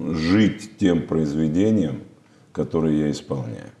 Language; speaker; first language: Russian; native; Russian